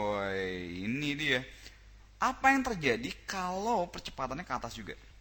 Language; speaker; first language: Indonesian; native; Indonesian